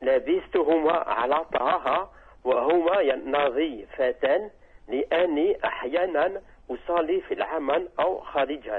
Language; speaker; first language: Arabic; non-native, learner; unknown